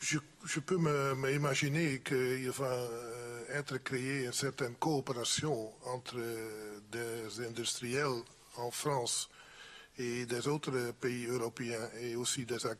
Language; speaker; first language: French; non-native, fluent; Dutch